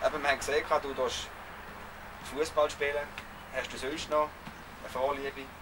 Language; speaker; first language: German; native; German